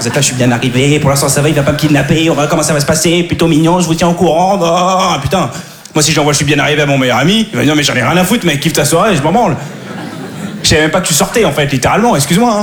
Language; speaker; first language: French; native; French